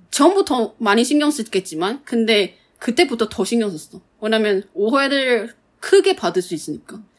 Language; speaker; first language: Korean; non-native, fluent; Chinese